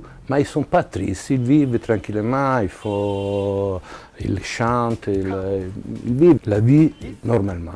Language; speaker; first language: French; non-native, learner; Italian